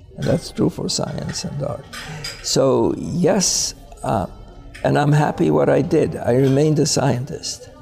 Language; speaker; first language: English; early bilingual, other home language; Polish